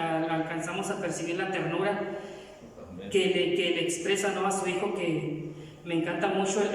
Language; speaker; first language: Spanish; native; Spanish